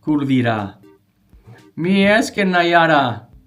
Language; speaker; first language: Basque; non-native, learner; English